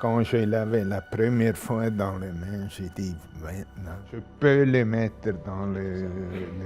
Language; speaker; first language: French; non-native, local second language; German